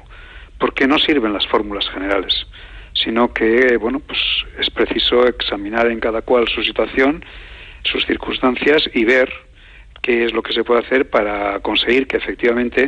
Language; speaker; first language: Spanish; native; Spanish